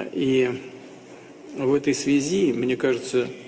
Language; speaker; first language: Russian; native; Russian